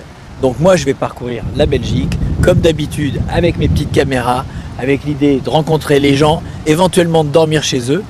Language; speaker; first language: French; native; French